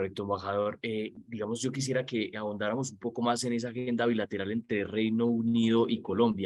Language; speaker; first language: Spanish; native; Spanish